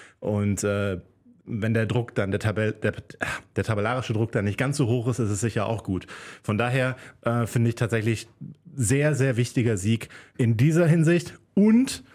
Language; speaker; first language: German; native; German